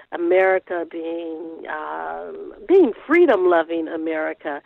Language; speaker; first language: English; native; English